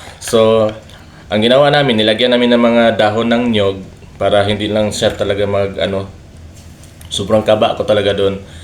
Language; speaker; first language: Filipino; non-native, local second language; Cebuano